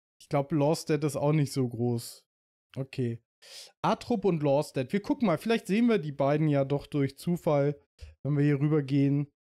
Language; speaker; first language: German; native; German